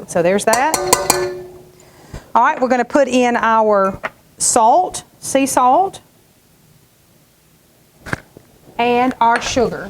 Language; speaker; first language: English; native; English